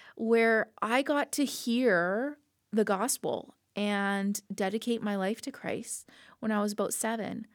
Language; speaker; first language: English; native; English